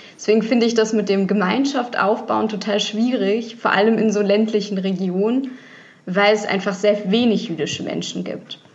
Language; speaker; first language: German; early bilingual, other home language; Russian